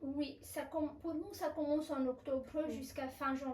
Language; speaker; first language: French; non-native, fluent; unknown